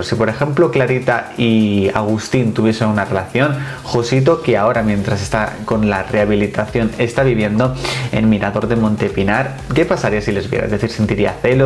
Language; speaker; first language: Spanish; native; Spanish